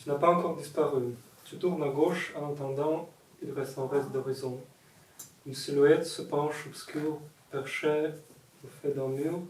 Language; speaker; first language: French; non-native, learner; Russian